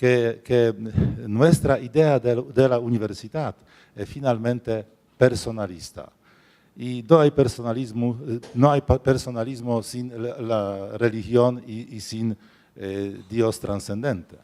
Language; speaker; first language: Spanish; non-native, fluent; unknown